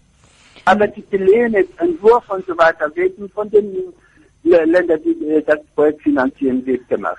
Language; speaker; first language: German; non-native, fluent; Persian